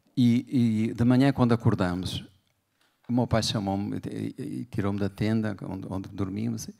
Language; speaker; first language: Portuguese; native; Portuguese